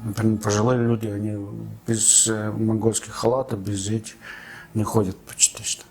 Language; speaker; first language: Russian; non-native, fluent; Mongolian